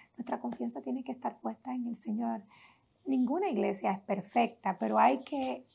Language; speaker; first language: Spanish; native; Spanish